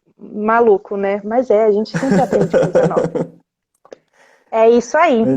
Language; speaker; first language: Portuguese; early bilingual, other home language; Spanish